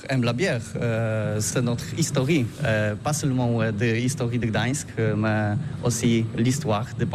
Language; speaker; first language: French; non-native, learner; Polish